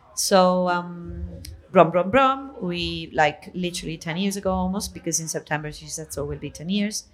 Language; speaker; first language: English; non-native, fluent; Italian